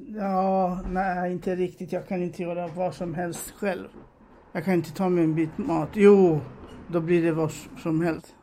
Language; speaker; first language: Swedish; non-native, fluent; Romanian